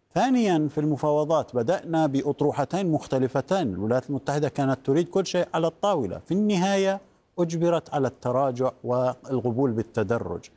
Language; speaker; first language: Arabic; non-native, fluent; Persian